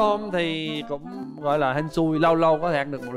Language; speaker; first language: Vietnamese; non-native, fluent; English